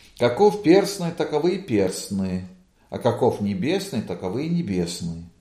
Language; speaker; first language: Russian; non-native, local second language; Latvian